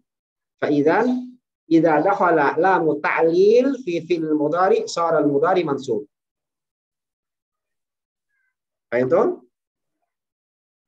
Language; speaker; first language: Arabic; non-native, fluent; Indonesian